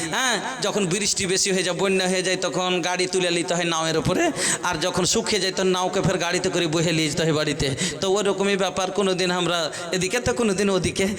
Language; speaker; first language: Bangla; non-native, local second language; Bhojpuri